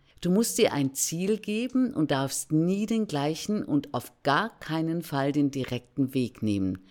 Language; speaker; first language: German; native; German